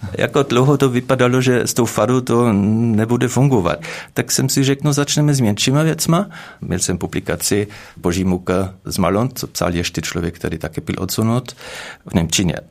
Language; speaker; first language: Czech; non-native, fluent; German